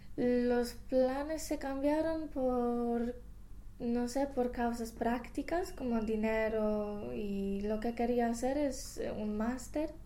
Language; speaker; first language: Spanish; non-native, fluent; Polish